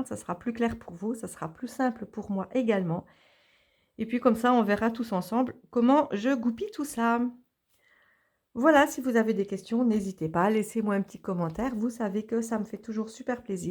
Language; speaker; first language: French; native; French